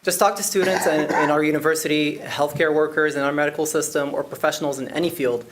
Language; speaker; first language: English; non-native, fluent; Arabic